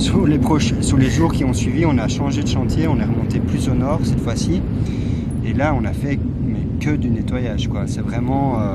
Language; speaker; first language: French; native; French